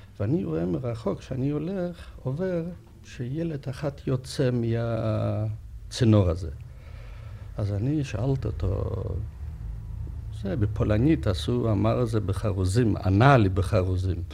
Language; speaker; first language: Hebrew; non-native, fluent; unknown